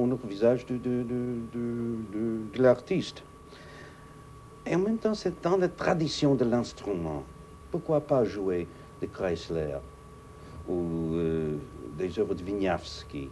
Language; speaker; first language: French; non-native, fluent; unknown